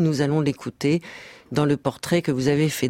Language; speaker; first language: French; native; French